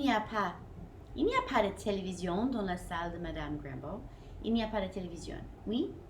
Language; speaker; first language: French; non-native, fluent; English